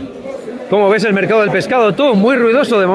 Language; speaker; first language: Spanish; native; Spanish